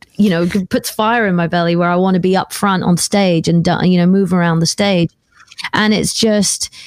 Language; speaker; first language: English; native; English